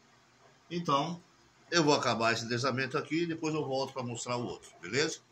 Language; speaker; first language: Portuguese; native; Portuguese